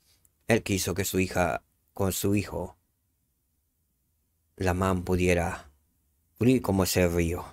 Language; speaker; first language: Spanish; native; Spanish